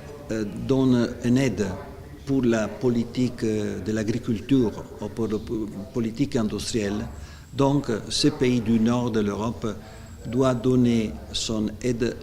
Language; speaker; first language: French; non-native, fluent; Italian